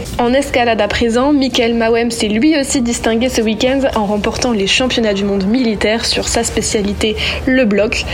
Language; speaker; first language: French; native; French